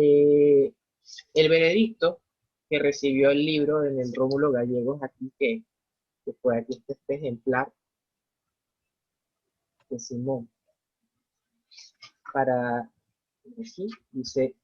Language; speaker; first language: Spanish; native; Spanish